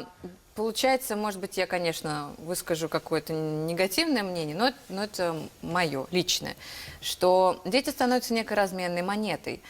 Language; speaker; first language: Russian; native; Russian